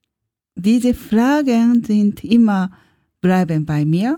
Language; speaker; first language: German; non-native, learner; Japanese